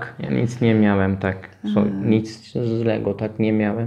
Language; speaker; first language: Polish; non-native, fluent; Turkish